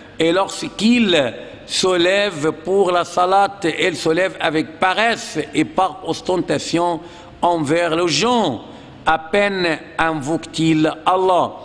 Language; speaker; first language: French; non-native, fluent; Arabic